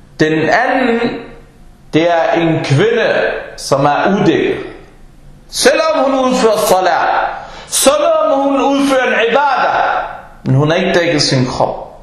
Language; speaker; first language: Danish; early bilingual, other home language; Arabic